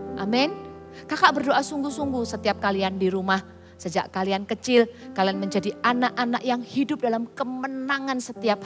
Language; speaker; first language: Indonesian; native; Indonesian